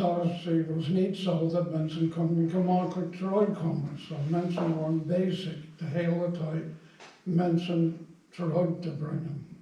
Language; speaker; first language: Dutch; non-native, fluent; English